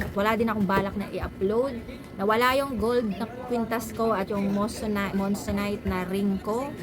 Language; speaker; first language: Filipino; non-native, local second language; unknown